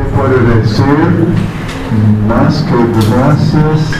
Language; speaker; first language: Spanish; non-native, fluent; English